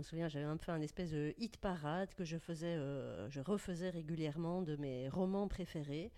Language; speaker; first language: French; native; French